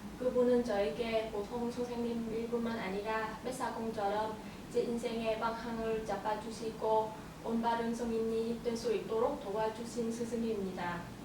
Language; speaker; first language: Korean; non-native, learner; Vietnamese